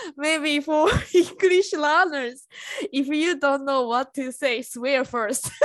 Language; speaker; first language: English; non-native, fluent; Japanese